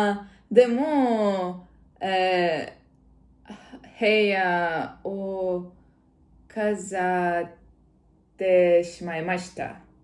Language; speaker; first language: Japanese; non-native, learner; Russian